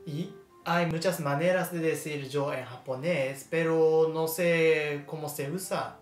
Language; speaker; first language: Spanish; non-native, learner; Japanese